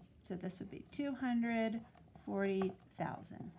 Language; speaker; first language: English; native; English